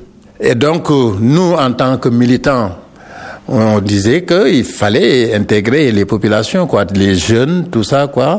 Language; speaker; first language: French; non-native, local second language; Wolof